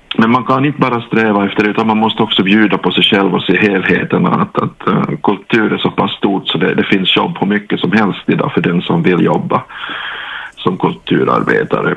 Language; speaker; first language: Swedish; native; Swedish